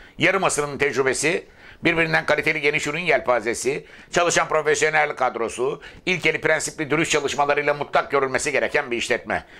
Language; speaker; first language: Turkish; native; Turkish